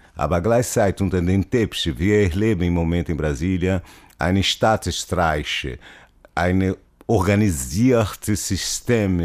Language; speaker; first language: German; non-native, learner; Portuguese